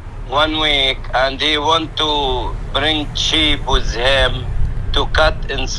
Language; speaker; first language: English; non-native, learner; Arabic